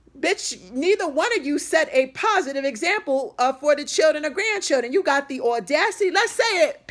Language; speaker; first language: English; native; English